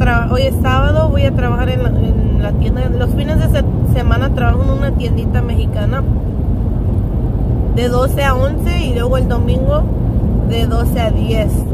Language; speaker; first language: Spanish; early bilingual, heritage; Spanish